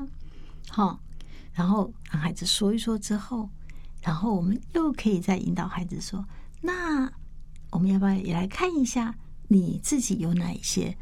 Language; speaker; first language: Chinese; native; Chinese